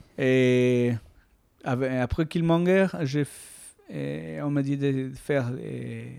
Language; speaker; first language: French; non-native, learner; Spanish